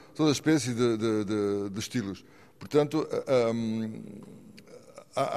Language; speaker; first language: Portuguese; native; Portuguese